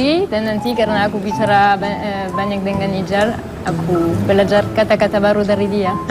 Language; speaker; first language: Indonesian; non-native, learner; French